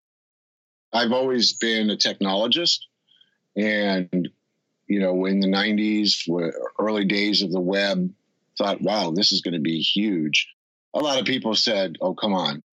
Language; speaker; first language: English; native; English